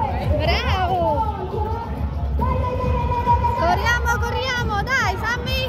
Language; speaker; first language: Italian; non-native, learner; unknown